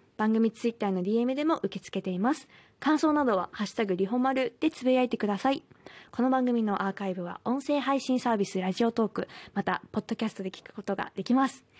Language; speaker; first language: Japanese; native; Japanese